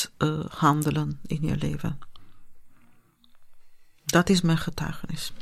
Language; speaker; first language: Dutch; non-native, fluent; Italian